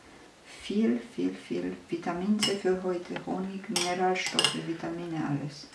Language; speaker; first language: German; non-native, fluent; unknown